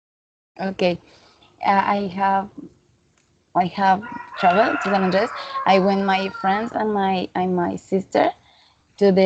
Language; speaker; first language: English; non-native, learner; Spanish